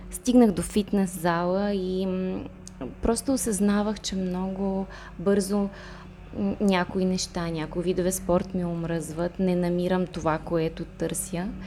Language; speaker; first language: Bulgarian; non-native, fluent; Russian